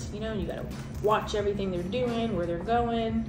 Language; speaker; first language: English; native; English